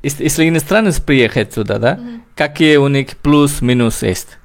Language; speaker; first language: Russian; non-native, learner; Bangla